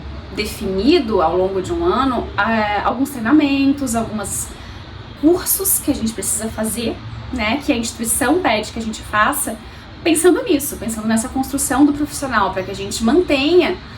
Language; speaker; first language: Portuguese; native; Portuguese